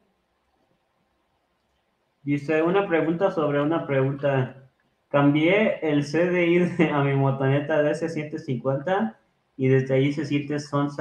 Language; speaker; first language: Spanish; native; Spanish